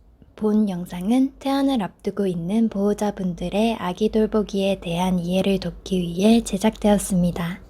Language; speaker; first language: Korean; native; Korean